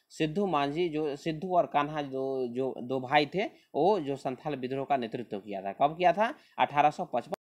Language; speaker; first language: Hindi; native; Hindi